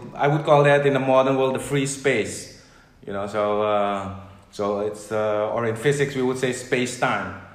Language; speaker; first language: English; non-native, fluent; Dutch